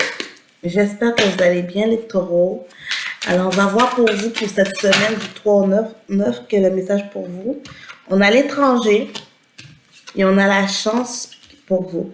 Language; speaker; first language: French; native; French